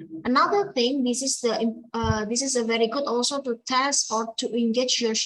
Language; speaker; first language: English; non-native, fluent; Indonesian